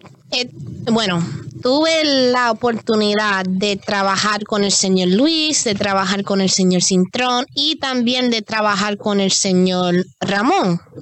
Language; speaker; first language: Spanish; early bilingual, heritage; Spanish